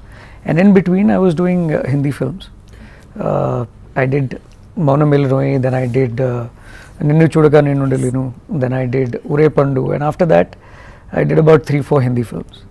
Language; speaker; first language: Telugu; non-native, learner; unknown